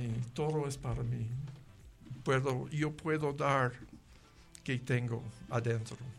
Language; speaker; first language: Spanish; non-native, learner; English